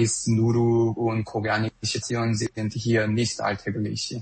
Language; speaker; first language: German; non-native, fluent; Korean